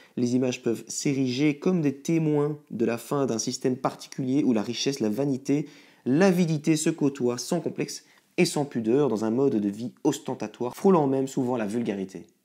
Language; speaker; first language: French; native; French